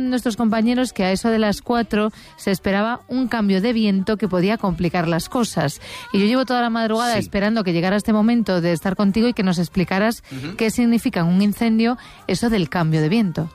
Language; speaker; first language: Spanish; native; Spanish